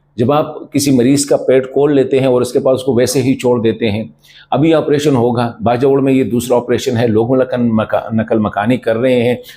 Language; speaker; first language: Urdu; non-native, local second language; Pashto